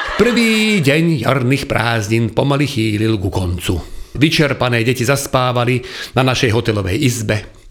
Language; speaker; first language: Slovak; non-native, local second language; Hungarian